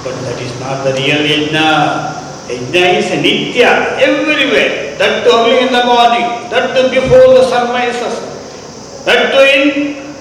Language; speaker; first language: English; non-native, local second language; Kannada